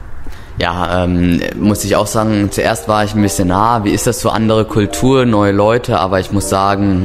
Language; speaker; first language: German; native; German